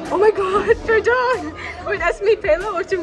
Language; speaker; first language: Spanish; non-native, learner; English